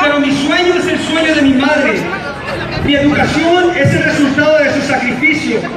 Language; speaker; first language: Spanish; early bilingual, heritage; Spanish